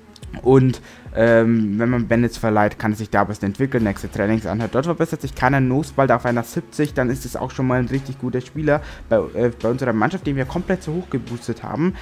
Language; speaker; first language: German; native; German